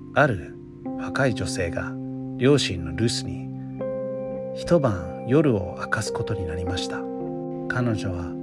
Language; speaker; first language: Japanese; non-native, fluent; English